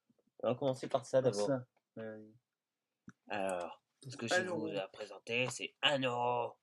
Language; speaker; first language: French; native; French